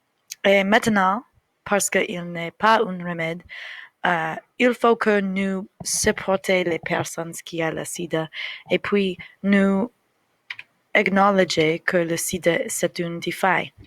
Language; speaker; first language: French; non-native, learner; English